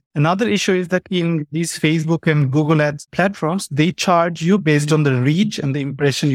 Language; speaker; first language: English; non-native, fluent; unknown